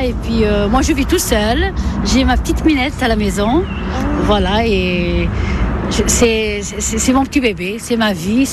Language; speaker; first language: French; non-native, local second language; Arabic